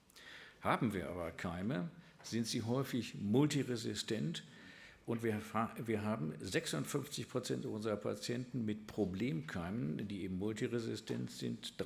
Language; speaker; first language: German; native; German